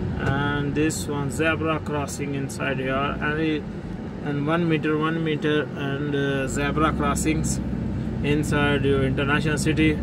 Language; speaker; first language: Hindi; non-native, local second language; Punjabi